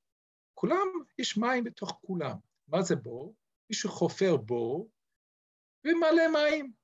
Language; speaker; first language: Hebrew; non-native, fluent; English